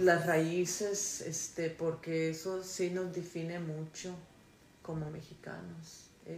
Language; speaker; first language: Spanish; early bilingual, other home language; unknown